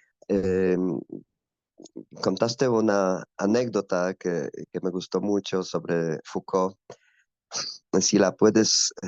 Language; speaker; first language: Spanish; non-native, fluent; Polish